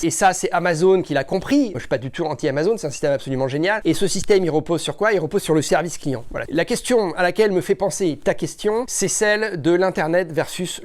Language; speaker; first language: French; native; French